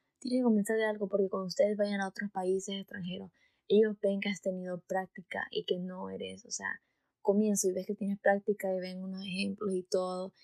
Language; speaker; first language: Spanish; early bilingual, heritage; Spanish